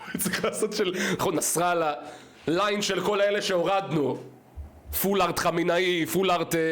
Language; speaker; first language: Hebrew; early bilingual, other home language; Russian